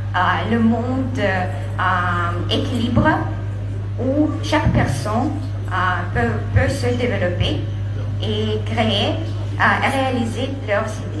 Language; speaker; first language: French; non-native, learner; Russian